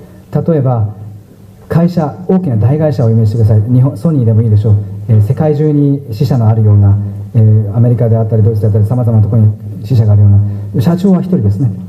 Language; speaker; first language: Japanese; native; Japanese